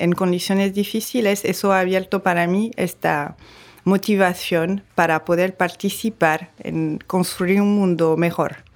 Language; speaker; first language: Spanish; non-native, fluent; French